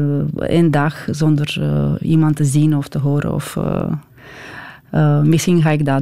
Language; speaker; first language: Dutch; non-native, fluent; Romanian